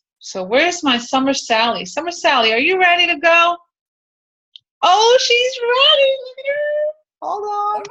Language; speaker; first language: English; native; English